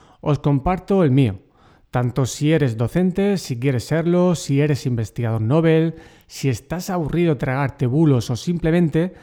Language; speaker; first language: Spanish; native; Spanish